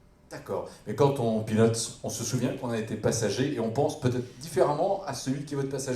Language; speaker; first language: French; native; French